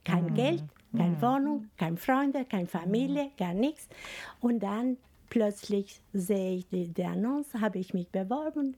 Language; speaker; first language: German; non-native, fluent; Albanian